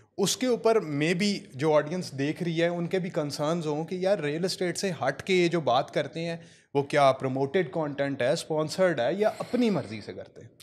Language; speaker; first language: Urdu; native; Urdu